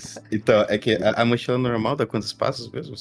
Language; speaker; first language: Portuguese; native; Portuguese